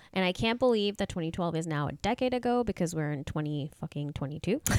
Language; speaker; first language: English; non-native, local second language; Hindi